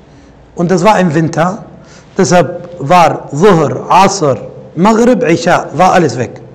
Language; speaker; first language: German; non-native, fluent; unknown